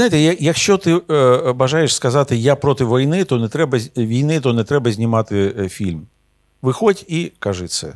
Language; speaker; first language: Ukrainian; non-native, local second language; Russian